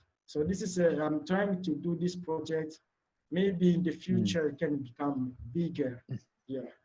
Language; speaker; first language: English; non-native, learner; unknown